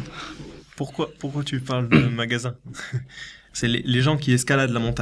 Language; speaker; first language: French; native; French